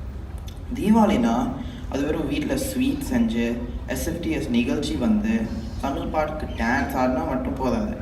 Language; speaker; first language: Tamil; early bilingual, heritage; Tamil